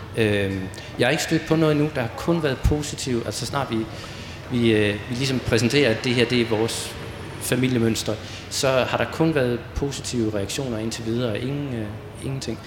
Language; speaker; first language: Danish; native; Danish